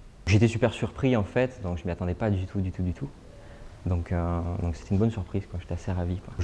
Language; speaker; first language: French; native; French